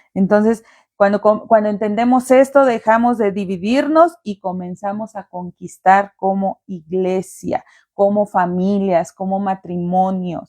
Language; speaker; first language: Spanish; native; Spanish